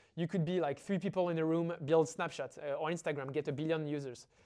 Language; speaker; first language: English; non-native, fluent; French